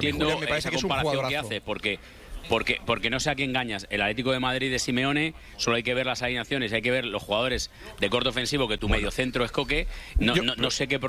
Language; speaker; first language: Spanish; native; Spanish